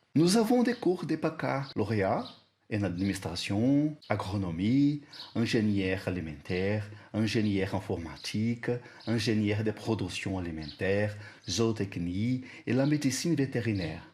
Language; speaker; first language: French; non-native, learner; Portuguese